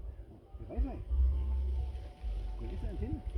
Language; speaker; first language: Spanish; non-native, learner; German